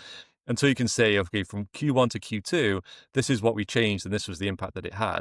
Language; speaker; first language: English; native; English